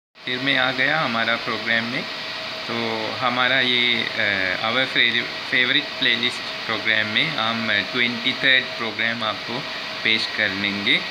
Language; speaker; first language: Hindi; non-native, learner; Sinhala